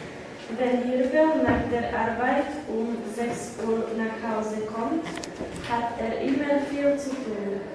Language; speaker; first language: German; non-native, learner; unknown